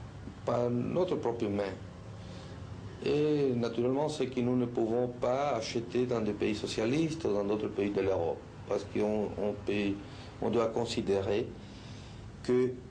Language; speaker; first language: French; non-native, learner; Spanish